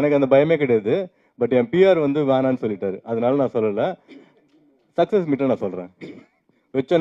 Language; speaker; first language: Tamil; native; Tamil